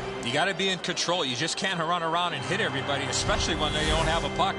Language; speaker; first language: English; native; English